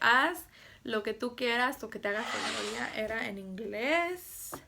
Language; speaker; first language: Spanish; early bilingual, heritage; Spanish